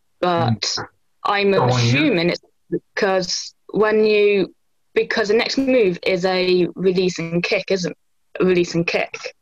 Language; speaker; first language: English; native; English